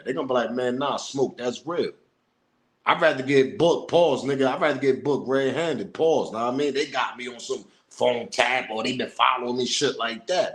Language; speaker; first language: English; native; English